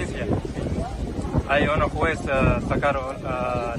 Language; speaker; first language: Spanish; non-native, learner; Arabic